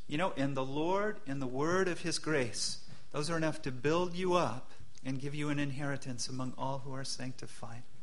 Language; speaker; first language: English; native; English